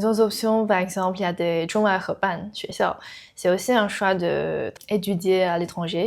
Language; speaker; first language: French; non-native, learner; Chinese